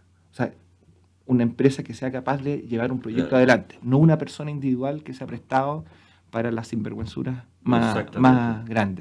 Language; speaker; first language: Spanish; native; Spanish